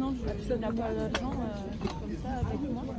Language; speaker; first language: French; non-native, fluent; Polish